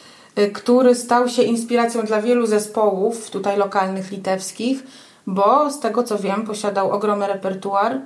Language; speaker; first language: Polish; native; Polish